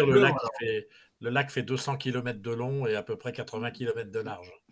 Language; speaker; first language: French; native; French